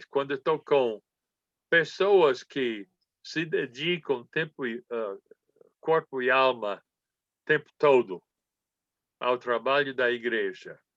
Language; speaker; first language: Portuguese; non-native, fluent; English